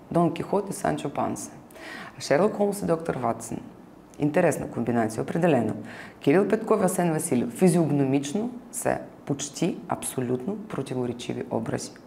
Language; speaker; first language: Bulgarian; non-native, fluent; Ukrainian